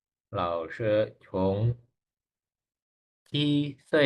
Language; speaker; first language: Chinese; non-native, learner; Indonesian